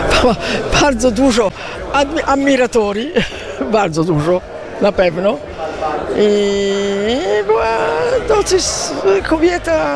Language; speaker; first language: Polish; early bilingual, heritage; Italian